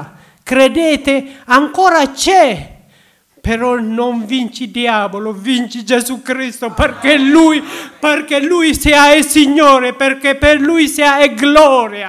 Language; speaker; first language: Italian; non-native, learner; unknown